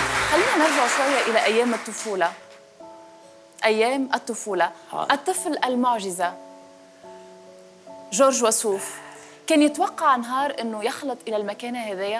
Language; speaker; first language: Arabic; native; Arabic